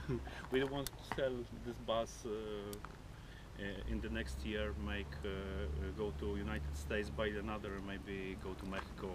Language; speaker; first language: English; non-native, learner; Polish